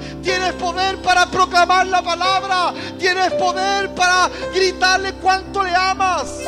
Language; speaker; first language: Spanish; native; Spanish